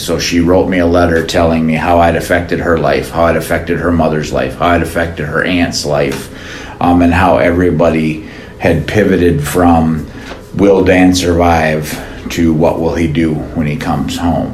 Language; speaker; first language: English; native; English